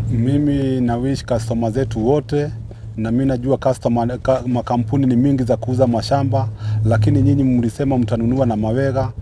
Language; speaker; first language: Swahili; non-native, local second language; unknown